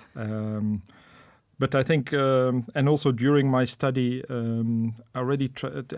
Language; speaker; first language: English; non-native, fluent; Dutch